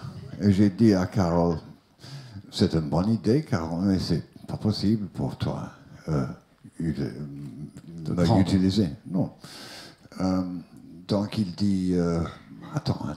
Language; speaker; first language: French; non-native, learner; English